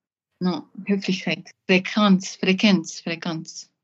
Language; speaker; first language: German; non-native, learner; French